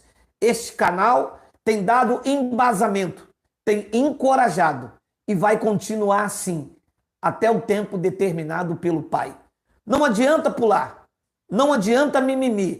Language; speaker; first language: Portuguese; native; Portuguese